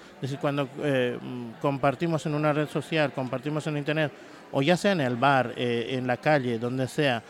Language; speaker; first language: Spanish; native; Spanish